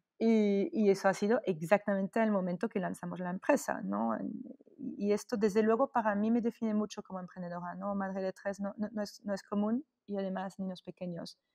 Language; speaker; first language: Spanish; non-native, fluent; French